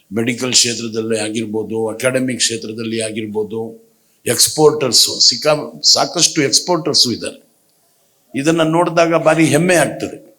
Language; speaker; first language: Kannada; non-native, local second language; Urdu